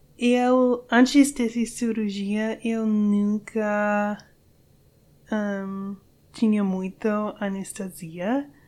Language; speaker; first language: Portuguese; non-native, learner; English